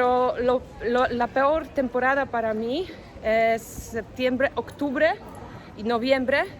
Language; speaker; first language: Spanish; non-native, fluent; Polish